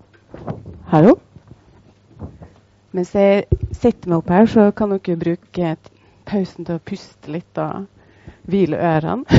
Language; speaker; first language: Norwegian; native; Norwegian